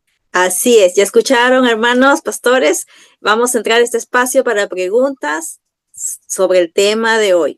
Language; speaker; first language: Spanish; native; Spanish